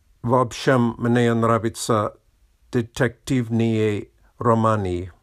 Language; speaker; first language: Russian; non-native, learner; English